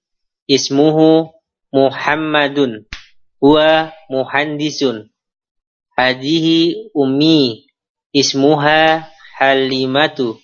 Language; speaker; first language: Arabic; non-native, learner; Indonesian